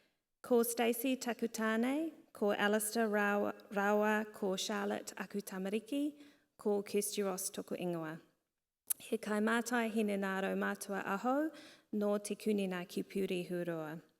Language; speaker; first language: Māori; non-native, local second language; English